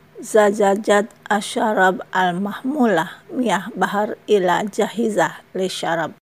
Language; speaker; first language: Arabic; non-native, fluent; Indonesian